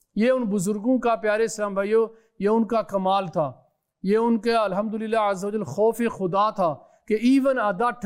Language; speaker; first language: Urdu; early bilingual, other home language; Punjabi